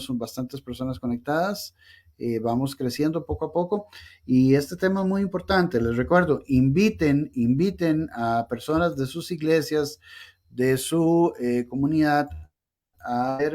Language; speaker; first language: Spanish; native; Spanish